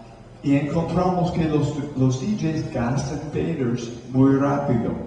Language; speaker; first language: Spanish; non-native, fluent; English